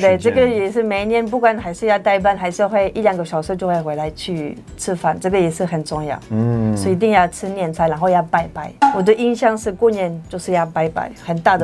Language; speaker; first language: Chinese; non-native, fluent; French